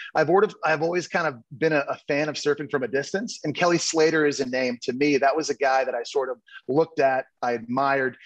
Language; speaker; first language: English; native; English